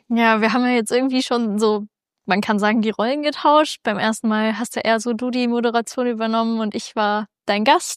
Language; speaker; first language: German; native; German